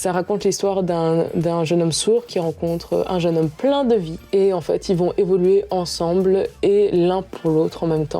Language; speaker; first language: French; native; French